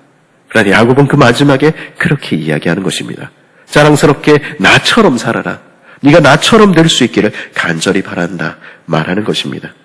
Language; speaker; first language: Korean; native; Korean